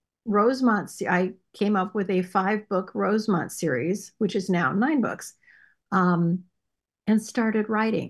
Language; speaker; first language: English; native; English